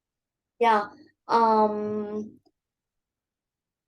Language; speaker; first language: English; non-native, learner; Vietnamese